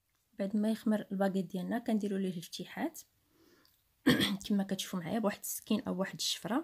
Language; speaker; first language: Arabic; native; Arabic